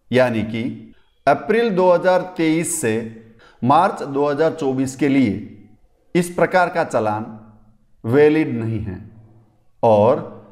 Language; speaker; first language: Hindi; non-native, local second language; Gujarati